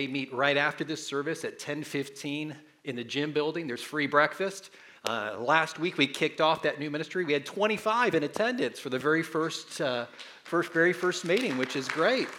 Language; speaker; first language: English; native; English